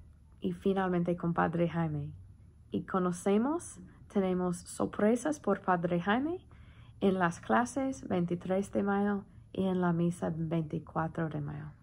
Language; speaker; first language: Spanish; non-native, learner; English